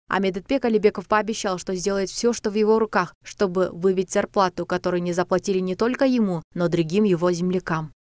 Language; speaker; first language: Russian; non-native, local second language; Kyrgyz